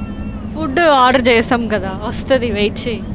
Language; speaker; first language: Telugu; non-native, fluent; Tamil